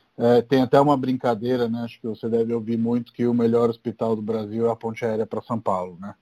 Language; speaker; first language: Portuguese; non-native, fluent; Italian